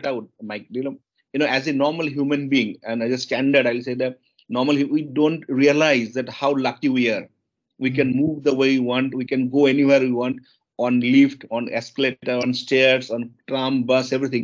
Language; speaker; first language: English; non-native, local second language; Bangla